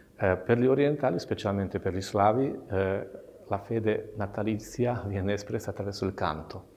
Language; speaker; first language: Italian; non-native, fluent; Slovak